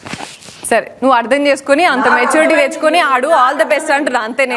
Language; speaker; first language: Telugu; native; Telugu